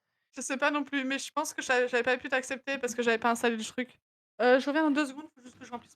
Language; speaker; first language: French; native; French